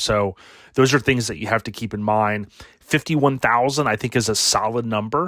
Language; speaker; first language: English; native; English